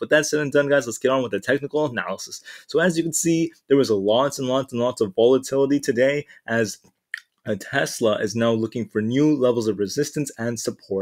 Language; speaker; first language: English; native; English